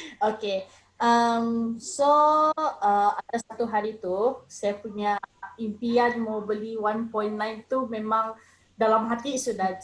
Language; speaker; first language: Malay; native; Malay